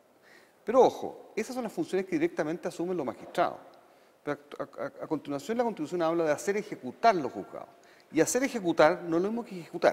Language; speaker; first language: Spanish; native; Spanish